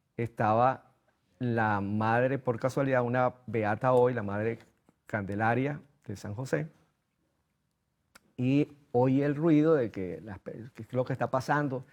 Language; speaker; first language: Spanish; native; Spanish